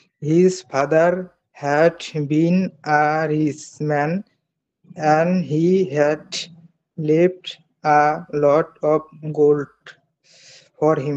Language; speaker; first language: English; non-native, learner; Bangla